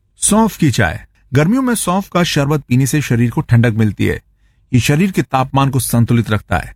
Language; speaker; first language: Hindi; native; Hindi